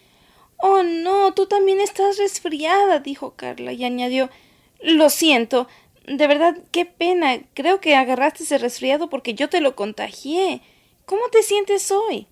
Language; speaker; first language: Spanish; native; Spanish